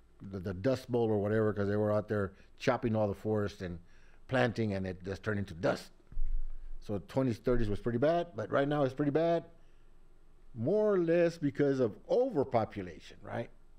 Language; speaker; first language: English; early bilingual, other home language; Spanish